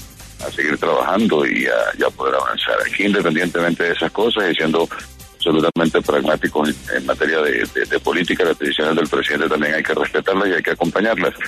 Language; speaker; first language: Spanish; native; Spanish